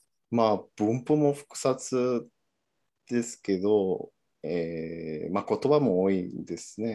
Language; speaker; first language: Japanese; non-native, fluent; Spanish